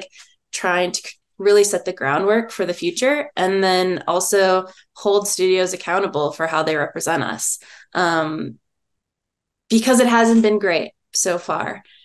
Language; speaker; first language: English; native; English